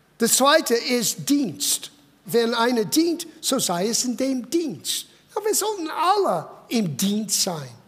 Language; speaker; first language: German; non-native, fluent; English